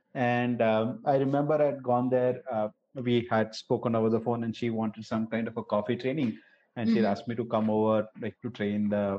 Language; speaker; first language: English; non-native, local second language; Gujarati